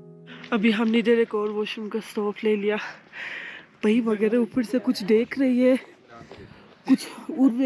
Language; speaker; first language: Hindi; non-native, fluent; Turkish